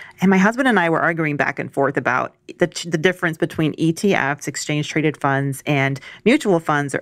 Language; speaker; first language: English; native; English